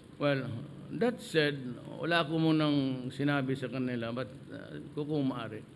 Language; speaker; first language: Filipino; non-native, local second language; Cebuano